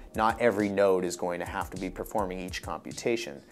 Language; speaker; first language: English; native; English